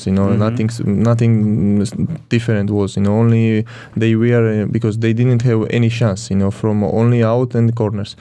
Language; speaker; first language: English; non-native, learner; Georgian